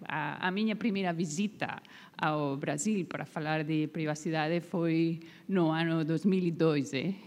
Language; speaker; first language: Portuguese; non-native, learner; Spanish